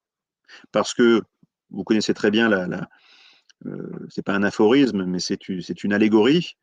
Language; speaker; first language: French; native; French